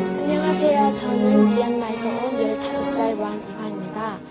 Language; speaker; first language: Korean; early bilingual, other home language; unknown